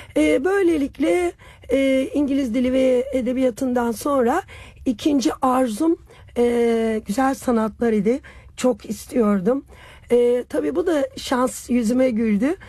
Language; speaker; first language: Turkish; native; Turkish